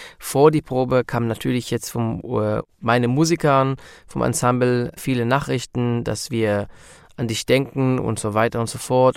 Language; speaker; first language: German; non-native, learner; Hebrew